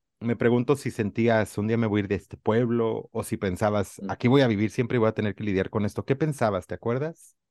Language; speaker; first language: Spanish; native; Spanish